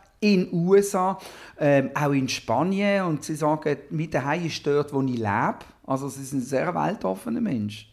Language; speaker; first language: German; native; German